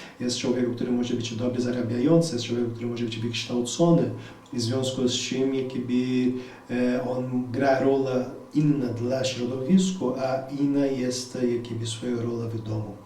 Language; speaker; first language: Polish; non-native, fluent; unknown